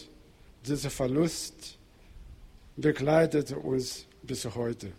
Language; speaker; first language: German; non-native, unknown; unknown